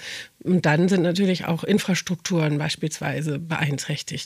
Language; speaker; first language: German; native; German